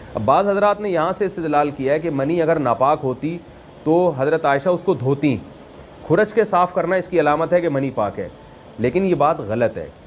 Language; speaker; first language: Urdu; native; Urdu